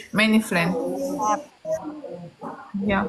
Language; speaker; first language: English; non-native, learner; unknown